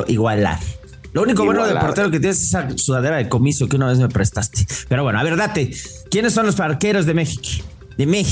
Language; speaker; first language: Spanish; native; Spanish